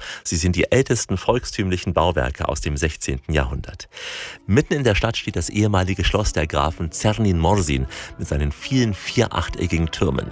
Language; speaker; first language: German; native; German